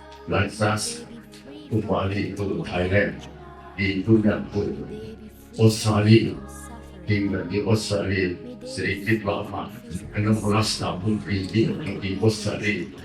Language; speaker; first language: Indonesian; non-native, learner; Thai